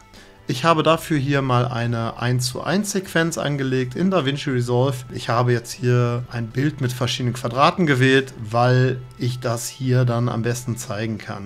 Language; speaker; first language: German; native; German